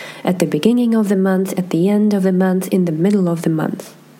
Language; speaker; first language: English; non-native, fluent; Russian